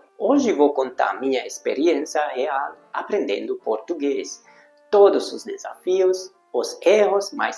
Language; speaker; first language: Portuguese; non-native, fluent; Hungarian